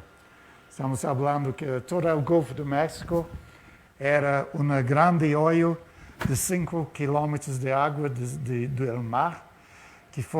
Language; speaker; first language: Spanish; non-native, fluent; Portuguese